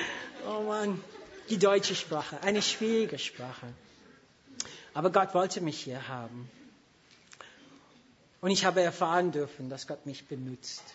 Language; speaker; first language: German; non-native, fluent; English